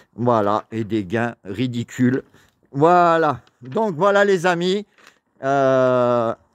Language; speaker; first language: French; native; French